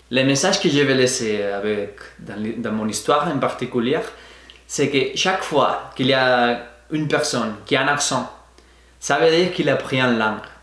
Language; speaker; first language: French; non-native, fluent; Spanish